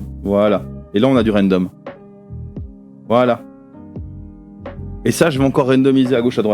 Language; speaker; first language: French; native; French